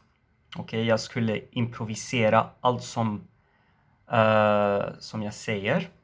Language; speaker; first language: Swedish; non-native, learner; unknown